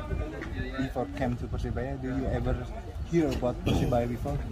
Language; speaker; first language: English; non-native, learner; Indonesian